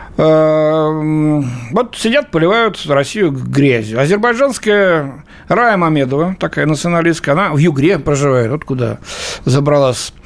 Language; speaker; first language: Russian; native; Russian